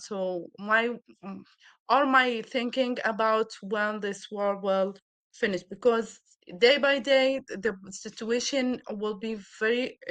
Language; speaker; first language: English; non-native, learner; Arabic